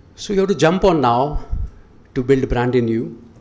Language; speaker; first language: English; non-native, local second language; Gujarati